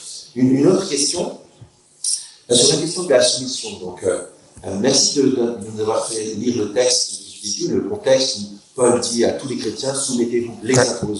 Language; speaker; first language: French; native; French